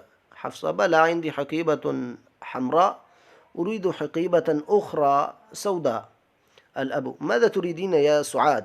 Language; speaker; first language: Arabic; non-native, fluent; Urdu